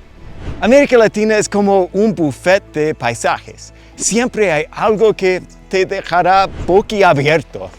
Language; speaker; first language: Spanish; non-native, fluent; English